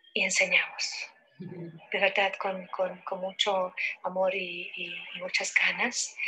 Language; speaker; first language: Spanish; non-native, fluent; Hungarian